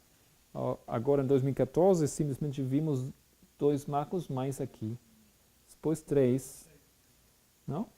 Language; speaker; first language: Portuguese; non-native, fluent; Spanish